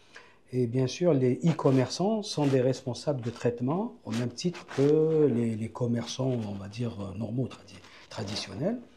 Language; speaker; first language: French; non-native, local second language; Arabic